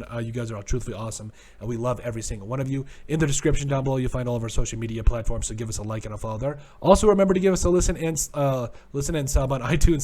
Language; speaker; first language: English; native; English